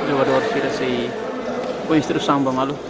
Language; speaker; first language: Portuguese; non-native, local second language; Tetum